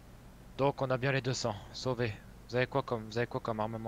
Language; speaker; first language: French; native; French